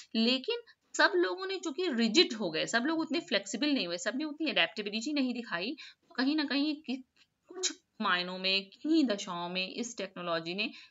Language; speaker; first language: Hindi; native; Hindi